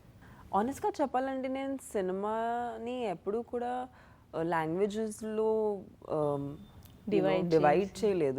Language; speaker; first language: Telugu; non-native, fluent; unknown